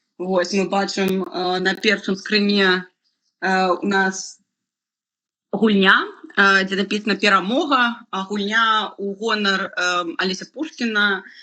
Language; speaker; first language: Belarusian; non-native, local second language; Russian